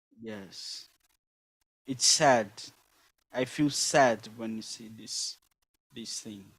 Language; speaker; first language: English; non-native, fluent; Portuguese